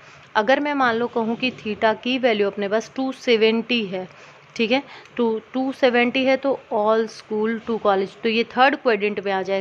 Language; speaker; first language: Hindi; native; Hindi